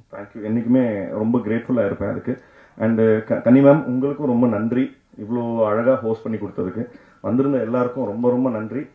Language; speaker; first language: Tamil; native; Tamil